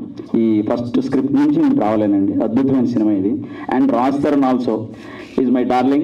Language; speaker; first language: Telugu; native; Telugu